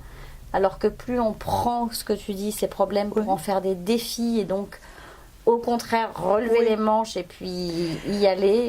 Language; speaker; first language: French; native; French